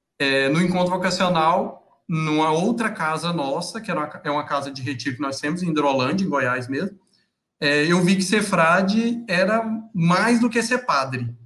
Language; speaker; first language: Portuguese; native; Portuguese